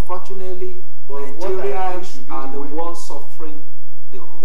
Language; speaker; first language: English; non-native, local second language; Yoruba